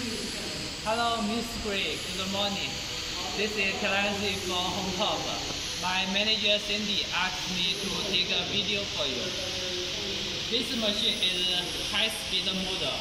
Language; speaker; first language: English; non-native, learner; Chinese